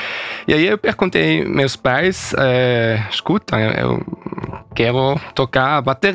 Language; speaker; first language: Portuguese; early bilingual, heritage; German